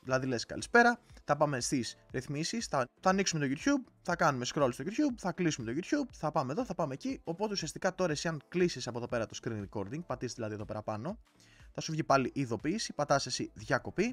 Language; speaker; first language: Greek; native; Greek